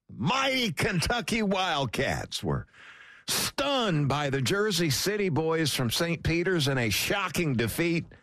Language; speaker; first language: English; native; English